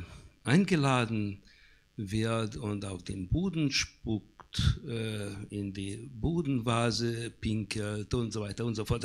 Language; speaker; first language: German; non-native, fluent; Hungarian